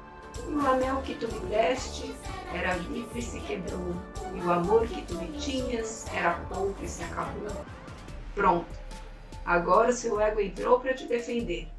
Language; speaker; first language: Portuguese; native; Portuguese